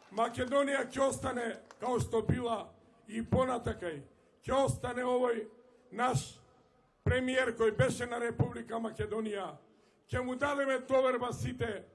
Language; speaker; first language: Macedonian; non-native, local second language; Romany